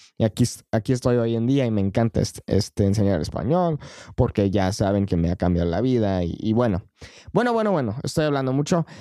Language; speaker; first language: Spanish; non-native, fluent; English